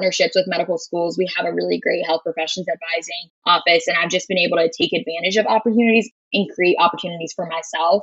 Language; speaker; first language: English; native; English